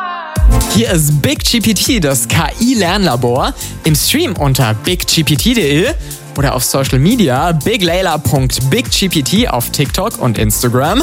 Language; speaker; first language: German; native; German